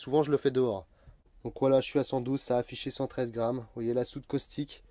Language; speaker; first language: French; native; French